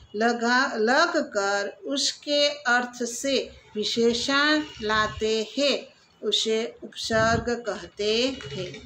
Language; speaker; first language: Hindi; non-native, local second language; Gujarati